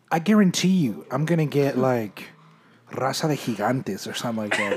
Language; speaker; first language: English; early bilingual, other home language; Spanish